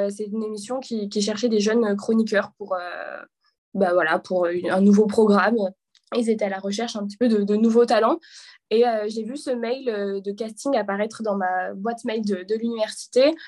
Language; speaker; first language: French; native; French